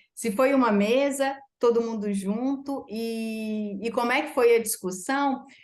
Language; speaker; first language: Portuguese; native; Portuguese